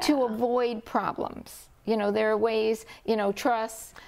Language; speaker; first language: English; native; English